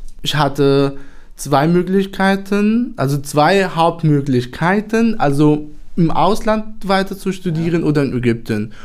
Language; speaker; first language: German; non-native, fluent; Arabic